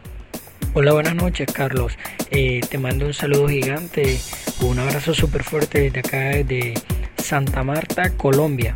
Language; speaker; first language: Spanish; native; Spanish